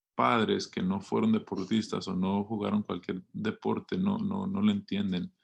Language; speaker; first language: Spanish; early bilingual, heritage; Spanish